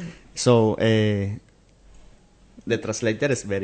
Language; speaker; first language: English; non-native, learner; Spanish